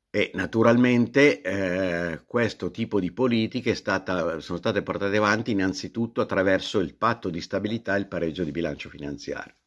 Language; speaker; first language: Italian; native; Italian